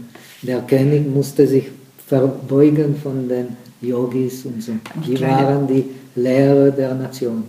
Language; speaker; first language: German; non-native, fluent; Czech